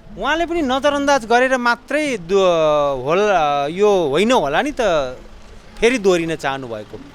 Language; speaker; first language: Nepali; native; Nepali